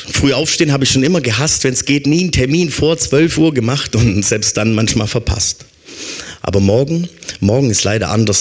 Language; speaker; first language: German; native; German